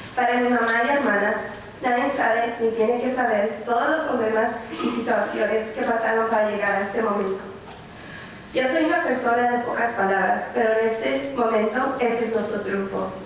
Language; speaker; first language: Spanish; early bilingual, other home language; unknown